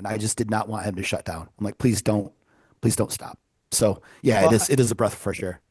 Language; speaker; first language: English; native; English